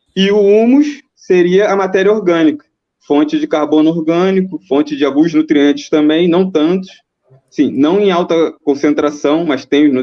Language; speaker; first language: Portuguese; native; Portuguese